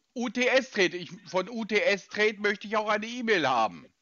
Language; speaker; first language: German; native; German